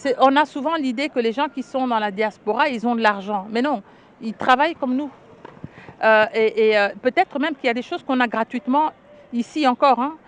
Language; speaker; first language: French; non-native, local second language; Lingala